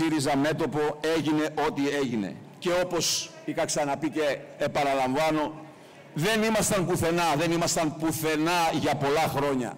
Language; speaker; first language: Greek; native; Greek